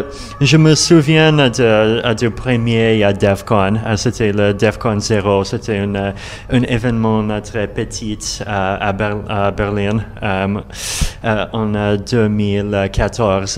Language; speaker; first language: French; non-native, learner; Russian